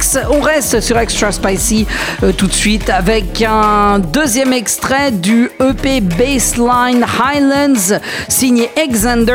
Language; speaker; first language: French; native; French